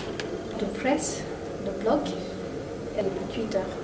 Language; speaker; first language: French; non-native, local second language; Malagasy